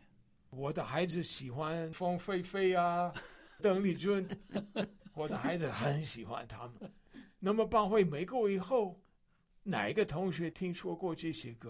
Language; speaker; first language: Chinese; non-native, fluent; English